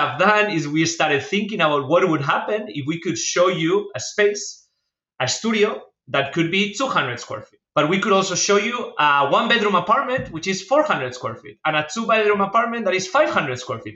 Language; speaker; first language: English; non-native, fluent; Spanish